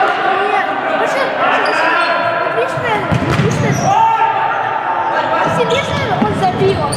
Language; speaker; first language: Russian; native; Russian